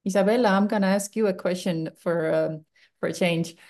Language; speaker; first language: English; non-native, fluent; Estonian